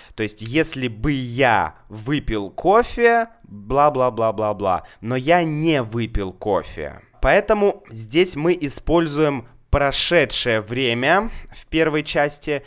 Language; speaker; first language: Russian; native; Russian